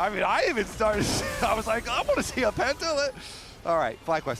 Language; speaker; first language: English; native; English